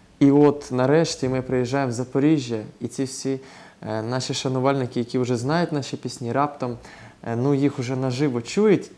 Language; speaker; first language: Ukrainian; non-native, local second language; Russian